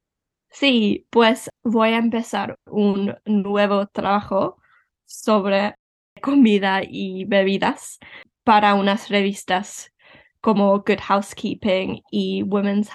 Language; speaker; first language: Spanish; early bilingual, heritage; Spanish